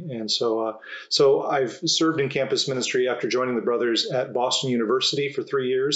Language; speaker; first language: English; native; English